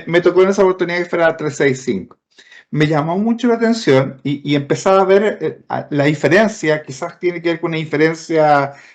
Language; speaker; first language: Spanish; native; Spanish